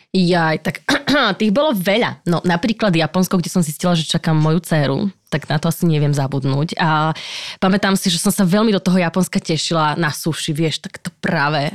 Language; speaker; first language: Slovak; native; Slovak